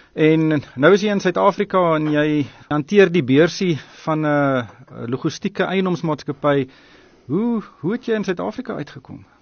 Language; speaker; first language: Afrikaans; native; Afrikaans